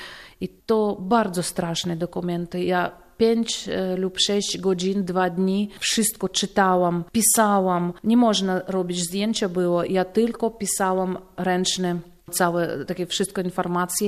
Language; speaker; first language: Polish; non-native, fluent; Russian